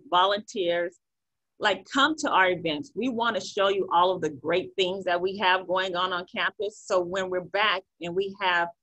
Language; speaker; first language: English; native; English